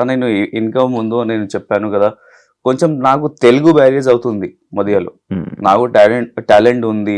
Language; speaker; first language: Telugu; non-native, learner; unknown